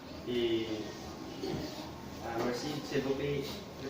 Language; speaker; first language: French; non-native, learner; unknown